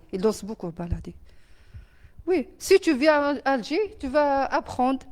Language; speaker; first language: French; non-native, learner; Arabic